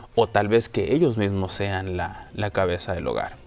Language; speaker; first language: Spanish; native; Spanish